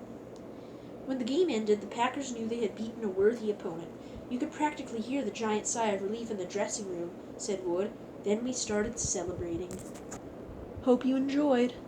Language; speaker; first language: English; native; English